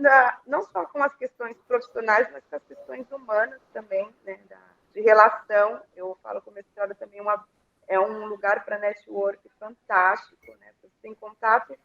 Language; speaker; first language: Portuguese; native; Portuguese